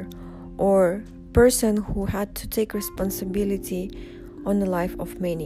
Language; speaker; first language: English; non-native, fluent; Russian